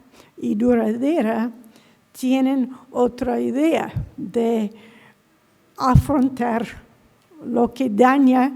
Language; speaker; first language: Spanish; non-native, fluent; English